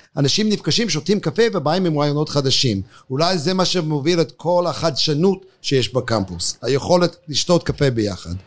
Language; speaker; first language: Hebrew; non-native, fluent; English